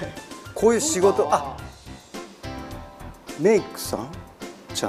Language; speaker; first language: Japanese; native; Japanese